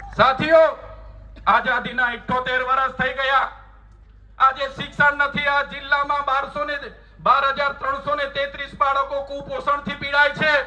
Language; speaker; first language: Gujarati; non-native, local second language; Vasavi